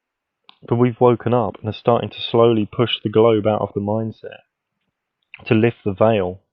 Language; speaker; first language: English; native; English